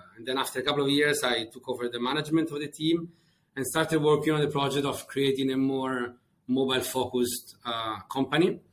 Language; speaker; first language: English; non-native, fluent; Italian